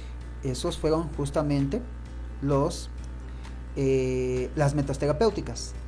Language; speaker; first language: Spanish; native; Spanish